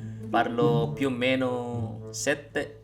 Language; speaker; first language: Italian; non-native, learner; Indonesian